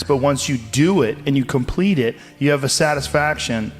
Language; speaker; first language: English; native; English